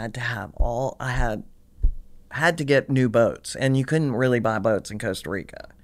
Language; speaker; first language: English; native; English